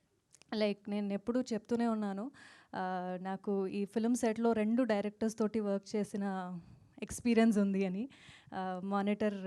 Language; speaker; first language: Telugu; non-native, local second language; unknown